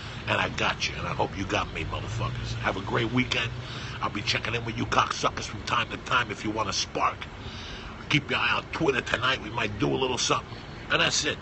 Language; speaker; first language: English; early bilingual, other home language; Spanish